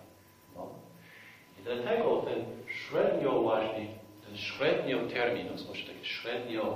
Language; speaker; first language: Polish; non-native, fluent; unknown